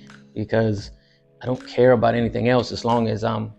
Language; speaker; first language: English; native; English